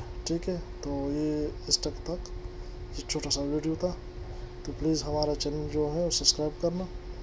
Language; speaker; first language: Hindi; non-native, local second language; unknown